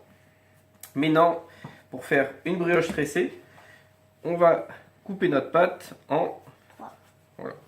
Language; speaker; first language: French; native; French